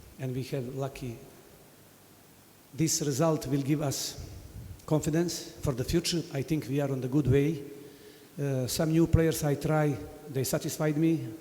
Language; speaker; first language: English; non-native, fluent; Serbian